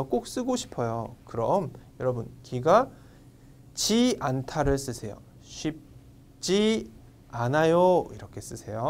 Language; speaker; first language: Korean; non-native, fluent; Vietnamese